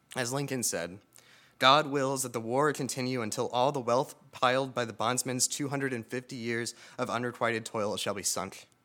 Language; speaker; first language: English; native; English